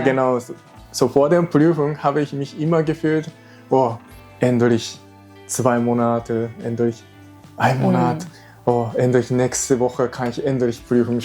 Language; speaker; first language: German; non-native, learner; Japanese